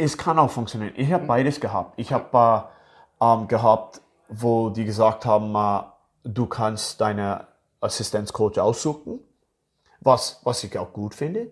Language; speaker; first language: German; non-native, fluent; English